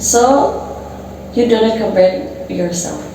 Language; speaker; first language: English; non-native, learner; Indonesian